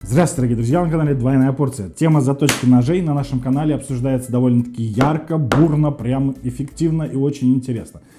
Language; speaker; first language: Russian; native; Russian